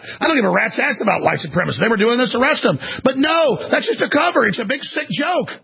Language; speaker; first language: English; native; English